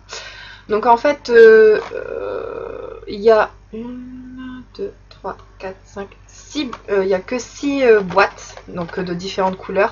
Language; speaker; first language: French; native; French